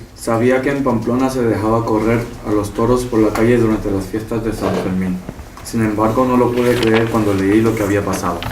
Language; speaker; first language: Spanish; non-native, learner; Korean